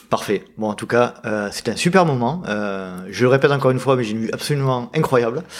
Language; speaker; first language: French; native; French